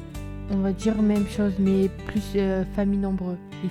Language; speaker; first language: French; early bilingual, other home language; Turkish